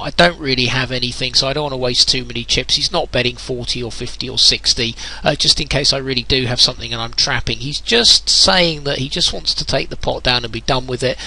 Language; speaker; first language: English; native; English